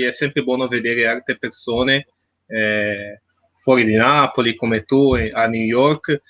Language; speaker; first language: Italian; non-native, fluent; Portuguese